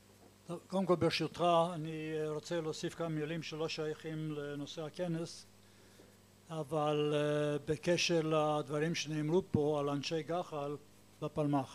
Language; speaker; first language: Hebrew; non-native, fluent; English